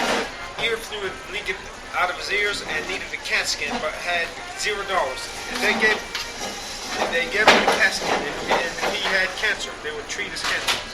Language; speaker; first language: English; native; English